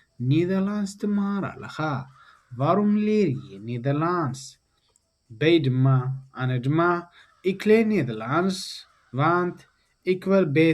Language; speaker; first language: Dutch; non-native, learner; Tigrinya